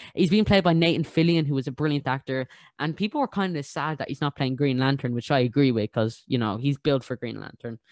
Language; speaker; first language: English; native; English